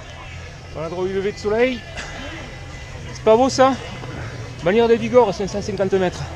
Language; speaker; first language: French; native; French